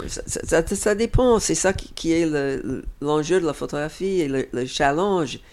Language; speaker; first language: French; non-native, fluent; English